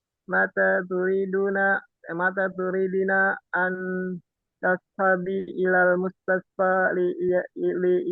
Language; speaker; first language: Arabic; non-native, learner; Indonesian